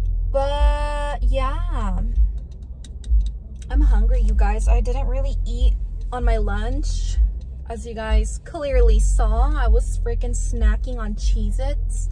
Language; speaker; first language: English; early bilingual, other home language; Spanish